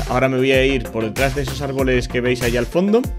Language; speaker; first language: Spanish; native; Spanish